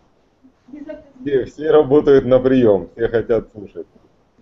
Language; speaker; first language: Russian; native; Russian